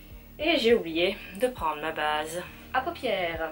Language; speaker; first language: French; native; French